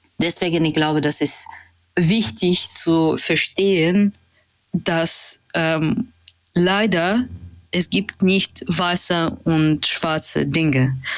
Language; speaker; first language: German; non-native, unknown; Russian